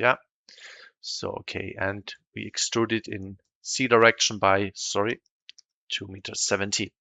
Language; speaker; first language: English; non-native, fluent; German